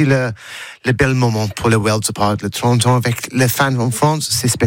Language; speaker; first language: French; non-native, learner; English